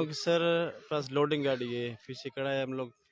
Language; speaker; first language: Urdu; non-native, local second language; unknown